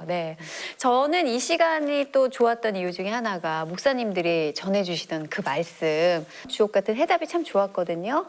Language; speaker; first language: Korean; native; Korean